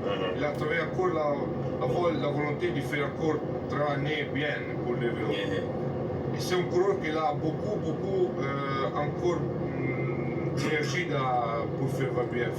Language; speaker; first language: French; non-native, learner; Italian